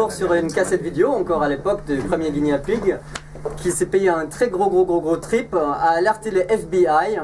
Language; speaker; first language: French; native; French